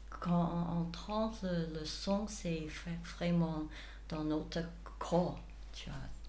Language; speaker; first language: French; non-native, fluent; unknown